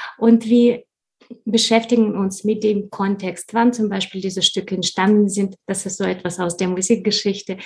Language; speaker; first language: German; non-native, fluent; Russian